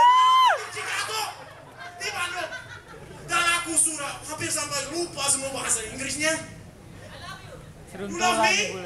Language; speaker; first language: Indonesian; non-native, fluent; English